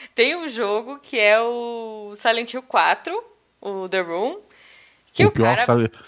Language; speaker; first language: Portuguese; native; Portuguese